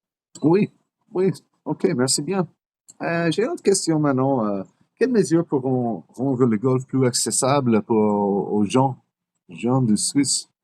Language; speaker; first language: French; non-native, learner; English